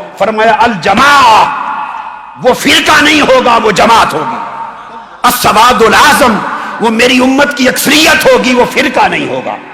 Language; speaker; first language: Urdu; native; Urdu